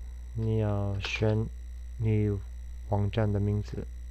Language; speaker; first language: Chinese; non-native, fluent; English